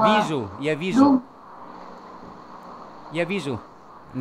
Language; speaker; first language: Russian; non-native, fluent; Vietnamese